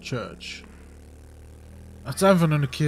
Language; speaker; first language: German; native; German